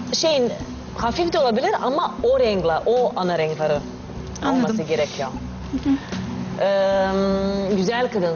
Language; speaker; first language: Turkish; non-native, learner; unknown